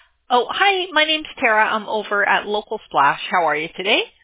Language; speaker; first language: English; native; English